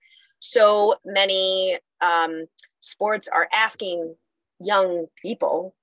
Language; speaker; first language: English; native; English